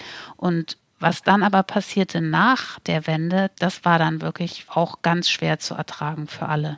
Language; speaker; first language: German; native; German